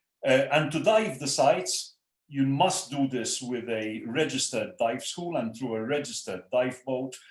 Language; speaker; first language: English; non-native, local second language; Maltese